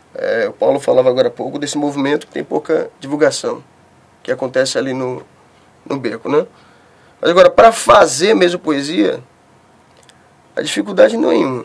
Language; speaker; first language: Portuguese; native; Portuguese